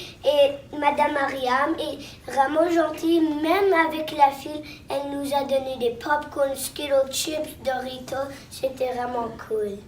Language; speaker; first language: French; non-native, local second language; English